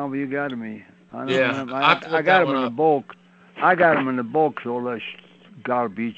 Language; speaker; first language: English; non-native, learner; Italian